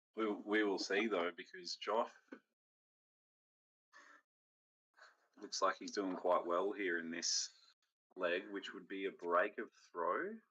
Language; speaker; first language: English; native; English